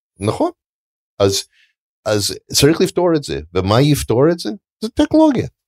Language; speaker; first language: Hebrew; non-native, fluent; English